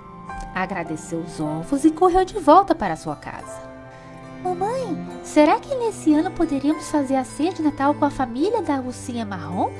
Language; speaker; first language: Portuguese; native; Portuguese